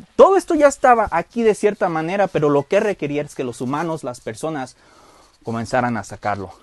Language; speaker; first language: Spanish; early bilingual, heritage; Spanish